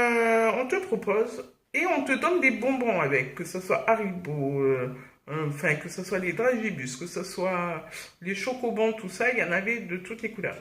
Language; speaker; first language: French; native; French